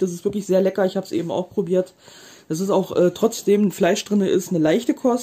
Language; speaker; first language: German; native; German